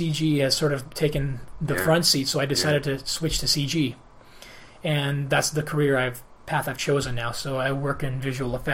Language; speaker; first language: English; early bilingual, other home language; Greek